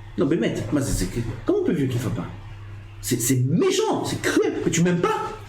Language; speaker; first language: French; native; French